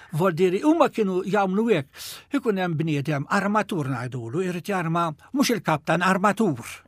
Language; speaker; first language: Maltese; native; Maltese